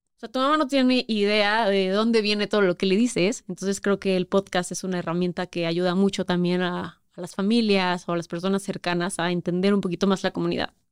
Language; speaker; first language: Spanish; native; Spanish